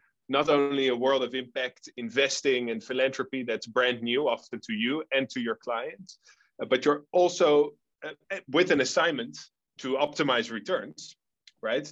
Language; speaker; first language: English; non-native, fluent; Dutch